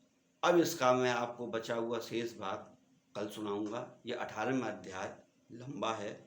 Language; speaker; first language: Hindi; native; Hindi